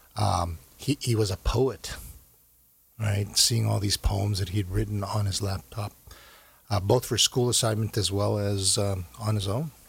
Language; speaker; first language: English; native; English